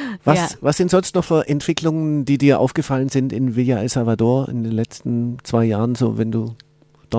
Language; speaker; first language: German; native; German